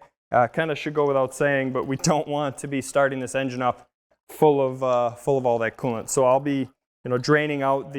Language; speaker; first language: English; native; English